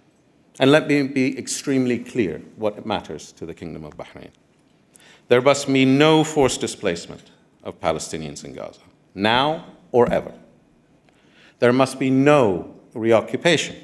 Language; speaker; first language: English; non-native, fluent; Arabic